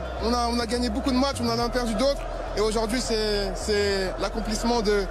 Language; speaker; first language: French; native; French